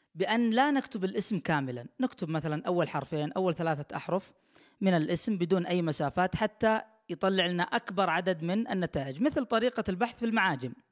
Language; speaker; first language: Arabic; native; Arabic